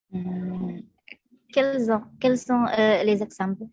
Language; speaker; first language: French; non-native, fluent; Indonesian